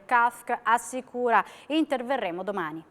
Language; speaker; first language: Italian; native; Italian